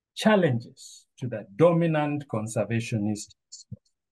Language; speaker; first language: English; non-native, local second language; Luo (Kenya and Tanzania)